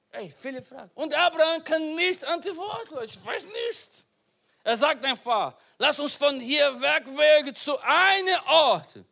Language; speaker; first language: German; non-native, learner; Portuguese